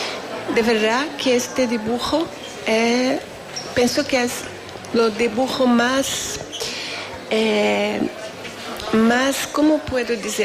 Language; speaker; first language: Spanish; non-native, fluent; Portuguese